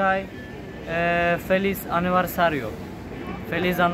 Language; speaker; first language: Portuguese; non-native, learner; Turkish